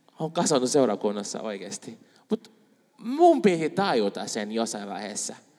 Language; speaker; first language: Finnish; non-native, fluent; Spanish